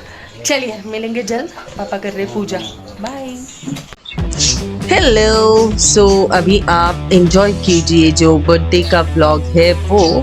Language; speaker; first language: Hindi; non-native, local second language; Marathi